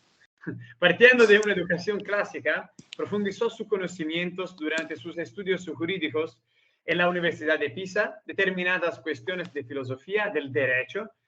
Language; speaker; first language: Spanish; non-native, learner; Italian